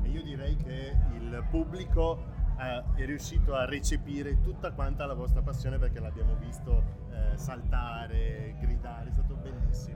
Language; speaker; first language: Italian; native; Italian